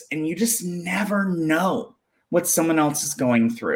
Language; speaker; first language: English; native; English